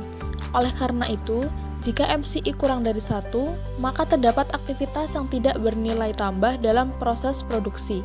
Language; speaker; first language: Indonesian; native; Indonesian